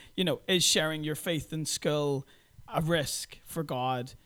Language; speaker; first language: English; native; English